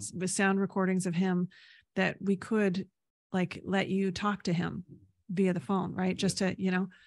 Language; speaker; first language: English; native; English